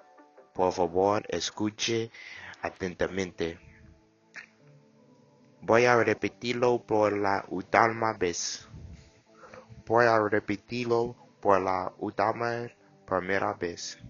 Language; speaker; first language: Spanish; non-native, learner; English